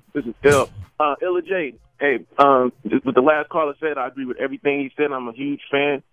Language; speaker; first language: English; native; English